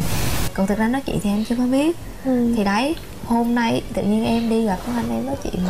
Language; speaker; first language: Vietnamese; native; Vietnamese